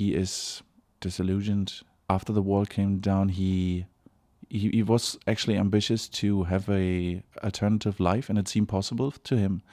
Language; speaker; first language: English; non-native, fluent; German